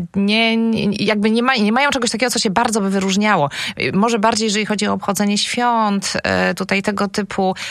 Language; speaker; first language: Polish; native; Polish